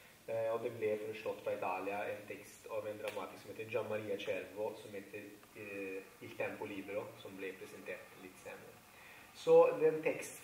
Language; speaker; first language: Norwegian; non-native, fluent; Italian